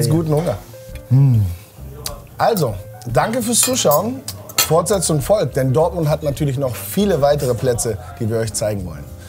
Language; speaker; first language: German; native; German